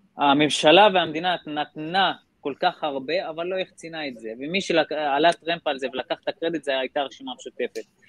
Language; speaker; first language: Hebrew; non-native, local second language; Arabic